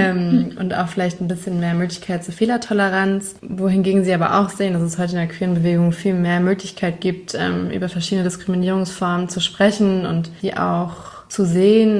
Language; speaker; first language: German; native; German